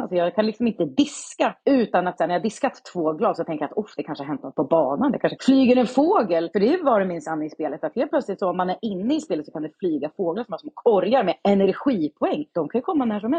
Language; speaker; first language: Swedish; native; Swedish